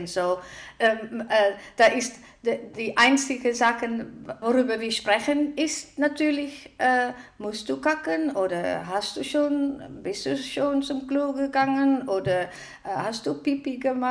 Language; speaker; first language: German; non-native, fluent; Dutch